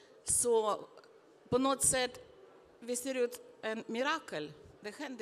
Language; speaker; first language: Swedish; non-native, fluent; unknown